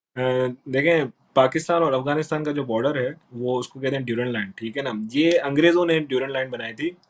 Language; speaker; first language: Urdu; non-native, local second language; Sindhi